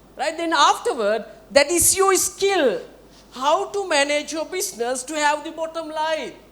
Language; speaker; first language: English; non-native, local second language; Sinhala